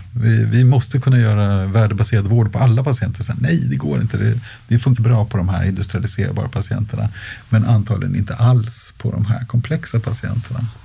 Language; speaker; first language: Swedish; native; Swedish